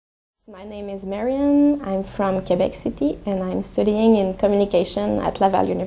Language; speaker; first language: English; non-native, learner; French